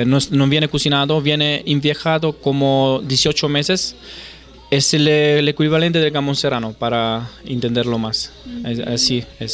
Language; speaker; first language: Spanish; non-native, fluent; Italian